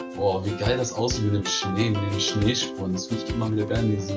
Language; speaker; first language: German; native; German